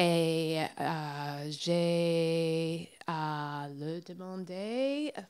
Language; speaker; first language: French; non-native, learner; English